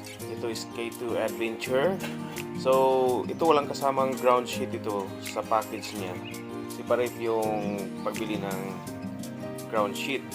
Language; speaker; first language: Filipino; non-native, local second language; Cebuano